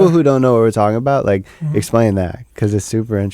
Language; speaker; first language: English; native; English